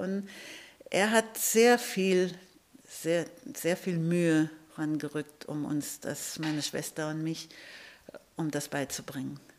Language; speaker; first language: German; early bilingual, heritage; Hebrew